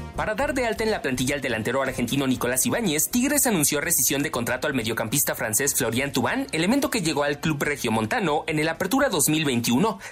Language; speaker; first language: Spanish; native; Spanish